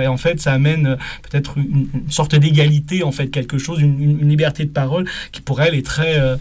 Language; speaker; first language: French; native; French